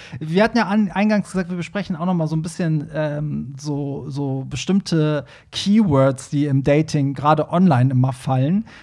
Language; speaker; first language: German; early bilingual, other home language; Persian